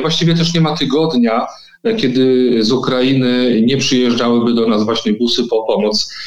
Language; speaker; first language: Polish; native; Polish